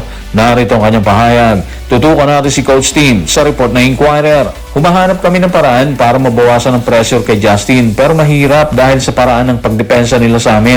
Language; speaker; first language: Filipino; native; Filipino